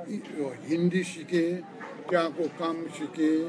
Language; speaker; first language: Nepali; non-native, local second language; Newari